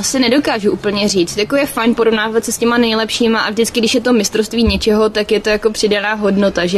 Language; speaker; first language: Czech; native; Czech